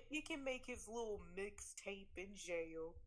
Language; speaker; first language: English; native; English